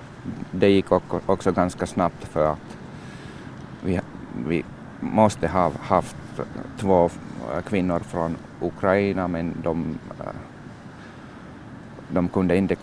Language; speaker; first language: Swedish; non-native, learner; Finnish